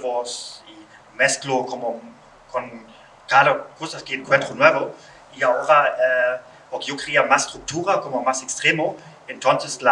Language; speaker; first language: Spanish; non-native, learner; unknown